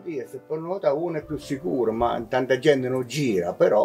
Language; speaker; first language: Italian; native; Italian